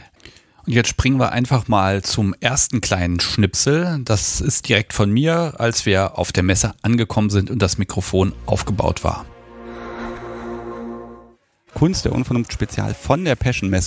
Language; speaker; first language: German; native; German